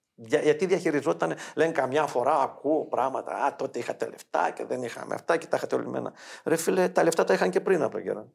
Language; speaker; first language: Greek; native; Greek